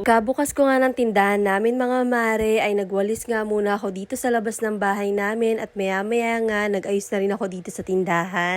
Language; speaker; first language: Filipino; native; Filipino